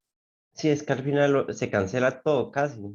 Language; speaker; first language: Spanish; native; Spanish